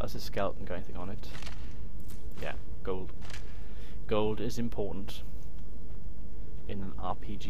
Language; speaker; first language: English; native; English